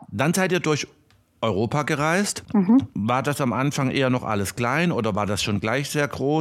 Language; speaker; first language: German; native; German